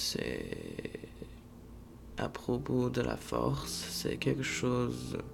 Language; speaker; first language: French; non-native, fluent; English